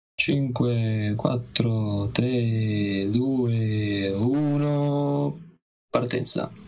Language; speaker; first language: Italian; native; Italian